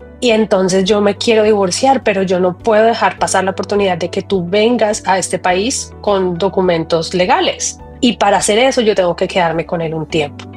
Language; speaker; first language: Spanish; native; Spanish